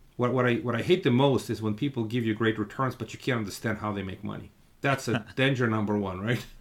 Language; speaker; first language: English; non-native, fluent; Russian